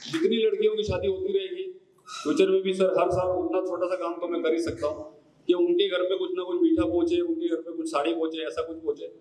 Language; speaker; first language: Hindi; non-native, local second language; Marathi